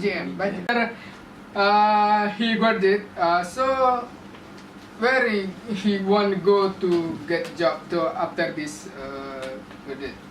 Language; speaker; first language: English; non-native, learner; Indonesian